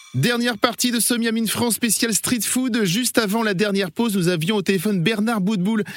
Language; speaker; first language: French; native; French